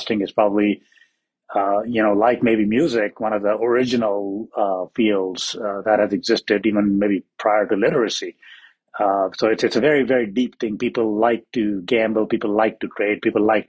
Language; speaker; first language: English; non-native, local second language; Hindi